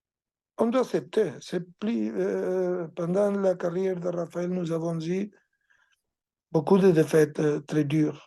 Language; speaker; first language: French; non-native, fluent; Spanish